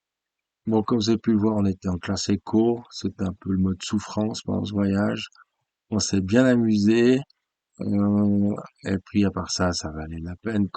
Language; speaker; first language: French; native; French